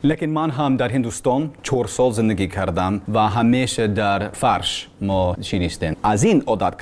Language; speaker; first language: Persian; non-native, learner; English